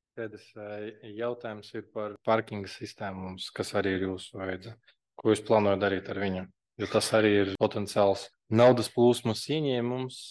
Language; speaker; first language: Latvian; non-native, local second language; Russian